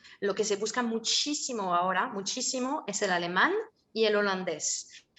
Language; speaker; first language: Spanish; non-native, fluent; French